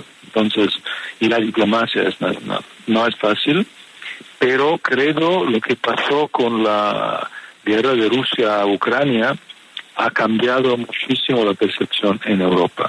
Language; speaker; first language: Spanish; non-native, fluent; Italian